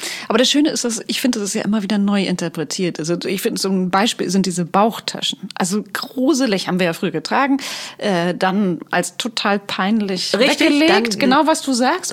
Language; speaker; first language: German; native; German